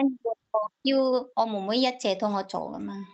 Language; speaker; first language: Cantonese; non-native, learner; Indonesian